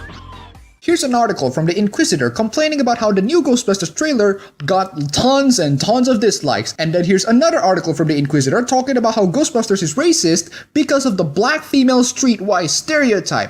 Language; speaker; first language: English; non-native, fluent; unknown